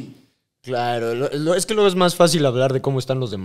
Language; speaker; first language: Spanish; native; Spanish